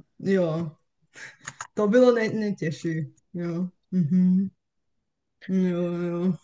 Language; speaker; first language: Czech; non-native, fluent; Bulgarian